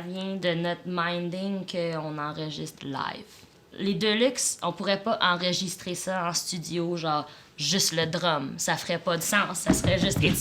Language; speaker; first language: French; native; French